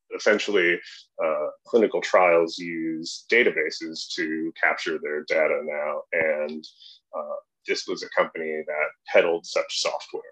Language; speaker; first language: English; native; English